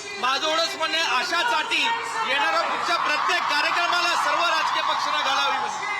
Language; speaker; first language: Marathi; native; Marathi